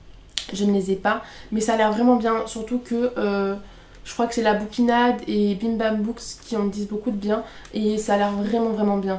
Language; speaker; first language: French; native; French